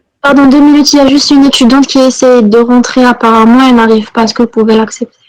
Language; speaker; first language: French; non-native, local second language; Arabic